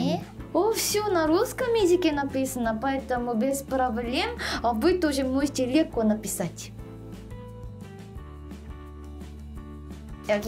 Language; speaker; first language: Russian; non-native, fluent; Korean